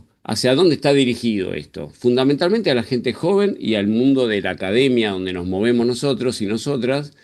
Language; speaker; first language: Spanish; native; Spanish